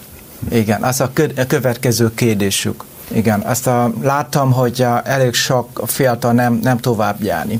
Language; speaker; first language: Hungarian; non-native, learner; Vietnamese